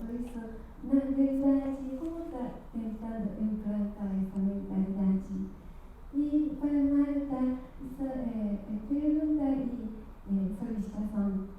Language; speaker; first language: Portuguese; non-native, learner; Japanese